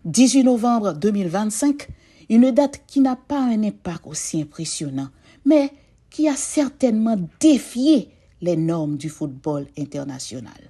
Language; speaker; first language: French; non-native, local second language; Haitian Creole